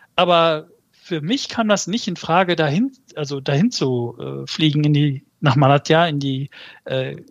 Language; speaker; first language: German; early bilingual, other home language; Turkish